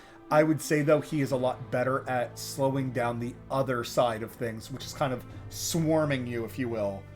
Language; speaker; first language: English; native; English